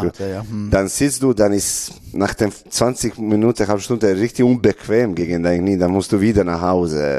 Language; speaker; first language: German; non-native, learner; Serbian